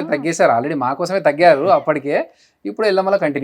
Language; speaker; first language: Telugu; native; Telugu